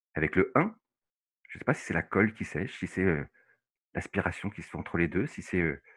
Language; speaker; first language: French; native; French